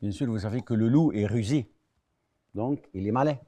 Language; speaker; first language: French; non-native, fluent; Arabic